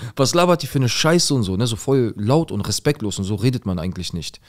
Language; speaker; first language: German; native; German